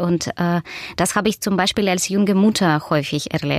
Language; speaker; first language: German; non-native, fluent; Russian